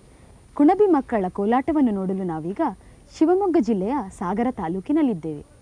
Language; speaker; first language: Kannada; native; Kannada